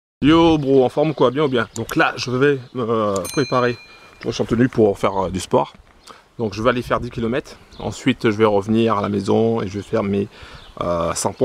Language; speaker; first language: French; native; French